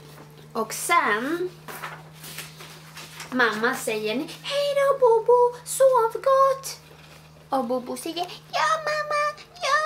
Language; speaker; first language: Swedish; non-native, fluent; Spanish